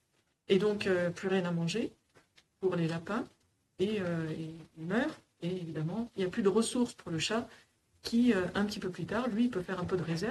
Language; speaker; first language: French; native; French